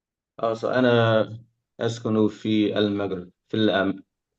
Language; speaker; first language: Arabic; non-native, learner; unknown